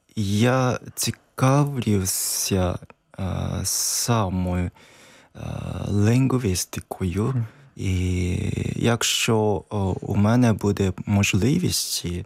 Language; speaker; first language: Ukrainian; non-native, learner; Japanese